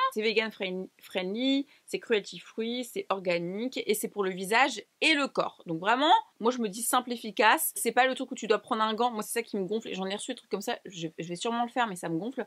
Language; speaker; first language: French; native; French